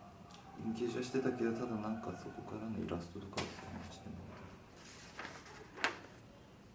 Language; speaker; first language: Japanese; native; Japanese